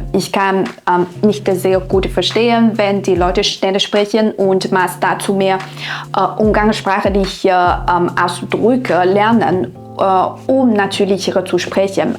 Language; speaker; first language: German; non-native, fluent; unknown